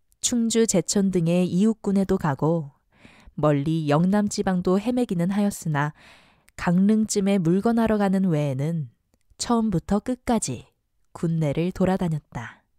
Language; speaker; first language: Korean; native; Korean